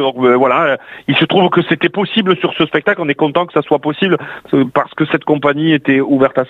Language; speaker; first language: French; native; French